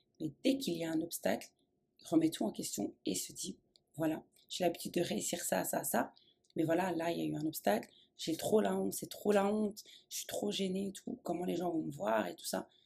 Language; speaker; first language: French; native; French